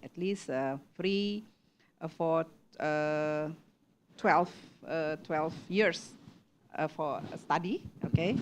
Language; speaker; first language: English; non-native, learner; Indonesian